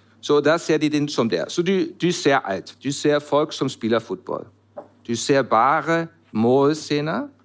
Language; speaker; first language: Norwegian; non-native, learner; German